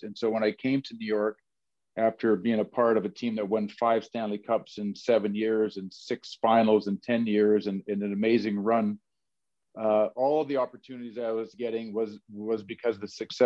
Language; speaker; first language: English; native; English